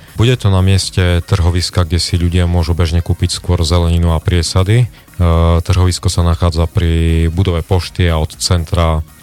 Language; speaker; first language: Slovak; native; Slovak